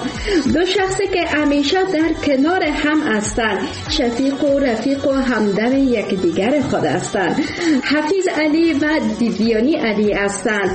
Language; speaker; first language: Persian; native; Persian